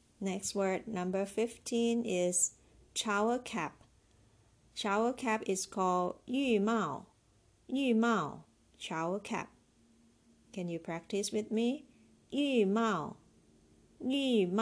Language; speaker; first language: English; non-native, fluent; Chinese